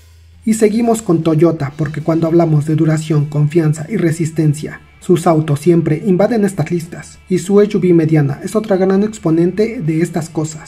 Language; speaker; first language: Spanish; native; Spanish